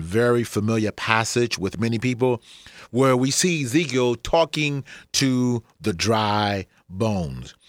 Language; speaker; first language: English; native; English